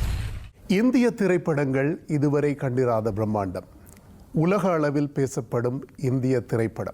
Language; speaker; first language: Tamil; native; Tamil